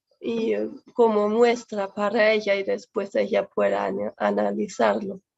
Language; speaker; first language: Spanish; non-native, fluent; German